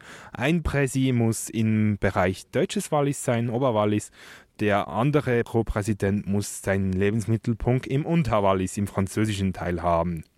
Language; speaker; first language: German; native; German